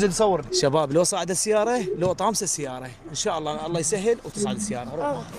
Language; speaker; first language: Arabic; native; Arabic